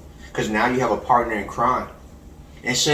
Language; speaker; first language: English; native; English